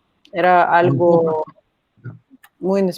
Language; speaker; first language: Spanish; non-native, fluent; Russian